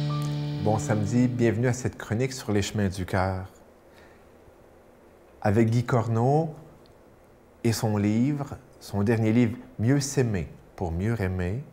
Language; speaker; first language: French; native; French